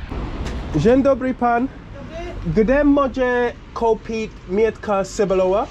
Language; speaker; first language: Polish; non-native, learner; English